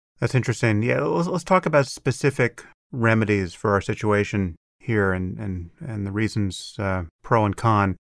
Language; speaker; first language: English; native; English